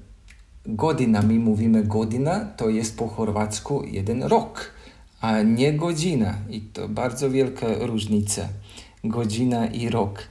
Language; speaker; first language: Polish; non-native, learner; Croatian